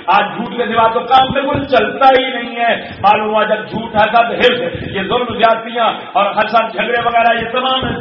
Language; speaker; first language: Urdu; non-native, local second language; Punjabi